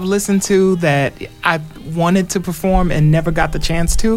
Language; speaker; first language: English; native; English